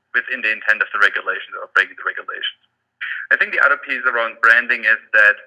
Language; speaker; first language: English; non-native, fluent; German